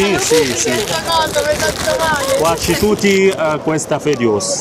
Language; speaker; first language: Italian; non-native, learner; Arabic